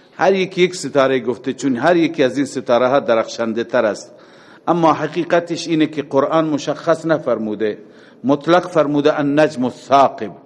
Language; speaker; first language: Persian; native; Persian